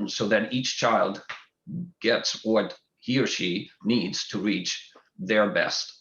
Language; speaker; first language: English; non-native, fluent; German